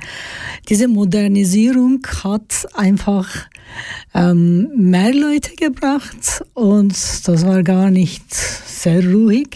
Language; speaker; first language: German; non-native, fluent; Georgian